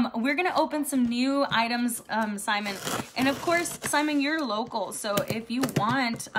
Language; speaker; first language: English; early bilingual, other home language; Spanish